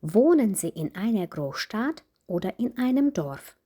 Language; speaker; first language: German; non-native, fluent; Ukrainian